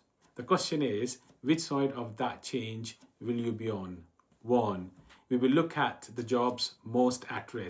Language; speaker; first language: English; non-native, fluent; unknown